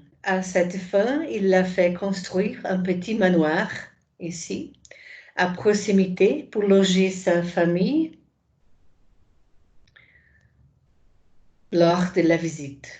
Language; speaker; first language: French; non-native, fluent; Portuguese